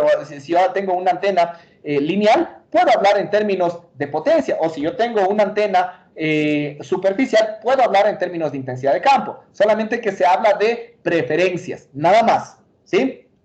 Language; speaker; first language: Spanish; native; Spanish